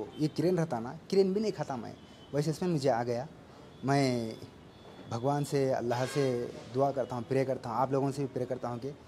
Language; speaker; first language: Hindi; non-native, local second language; Urdu